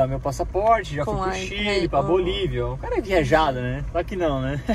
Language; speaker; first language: Portuguese; native; Portuguese